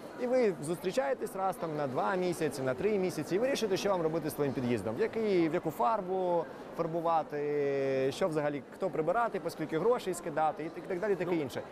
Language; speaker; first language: Ukrainian; native; Ukrainian